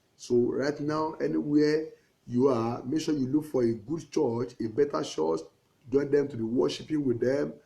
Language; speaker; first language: English; non-native, local second language; Yoruba